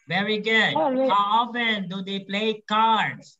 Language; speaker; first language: English; non-native, fluent; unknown